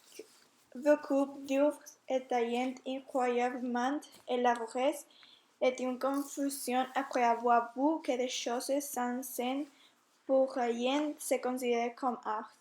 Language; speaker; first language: French; non-native, learner; Spanish